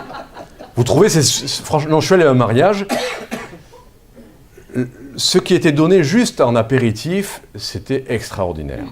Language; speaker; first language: French; native; French